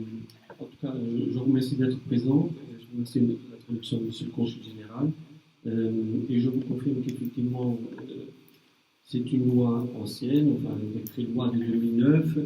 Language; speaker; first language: French; native; French